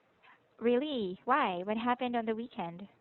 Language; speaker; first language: English; non-native, local second language; Filipino